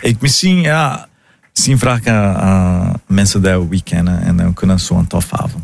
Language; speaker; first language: Dutch; non-native, fluent; Portuguese